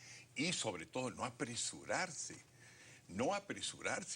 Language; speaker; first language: Spanish; native; Spanish